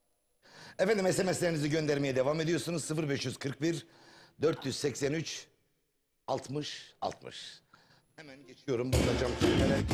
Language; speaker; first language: Turkish; native; Turkish